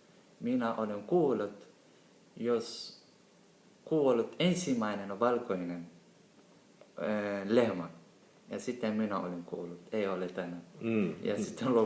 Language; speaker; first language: Finnish; non-native, learner; Somali